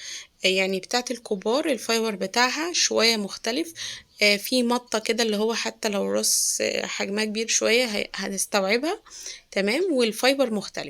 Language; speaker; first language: Arabic; native; Arabic